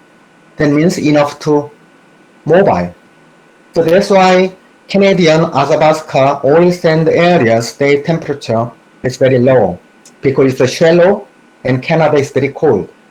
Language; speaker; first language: English; non-native, fluent; Korean